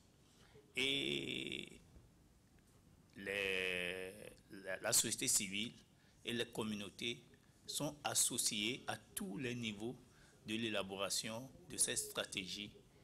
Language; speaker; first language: French; non-native, local second language; Ewe